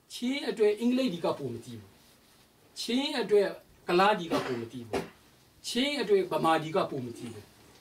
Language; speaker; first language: Burmese; non-native, local second language; Tedim Chin